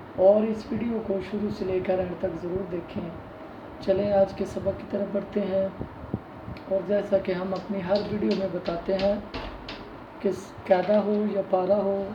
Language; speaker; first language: Urdu; native; Urdu